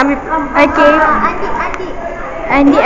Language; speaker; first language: English; non-native, local second language; Malay